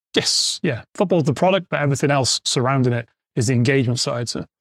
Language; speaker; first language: English; native; English